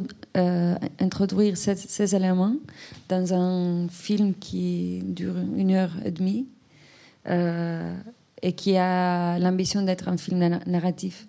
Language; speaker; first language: French; non-native, fluent; Spanish